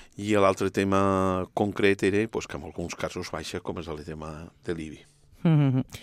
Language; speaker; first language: Catalan; non-native, local second language; Spanish